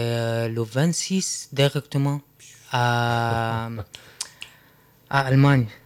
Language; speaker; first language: French; non-native, learner; Arabic